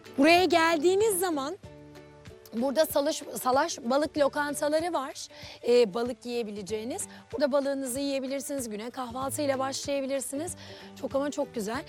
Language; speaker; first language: Turkish; native; Turkish